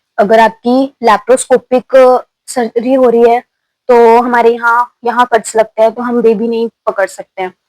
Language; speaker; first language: Hindi; native; Hindi